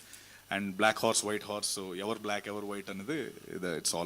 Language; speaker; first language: Telugu; native; Telugu